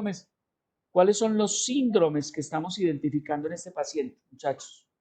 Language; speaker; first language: Spanish; native; Spanish